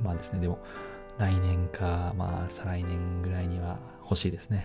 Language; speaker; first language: Japanese; native; Japanese